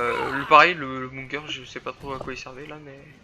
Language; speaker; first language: French; native; French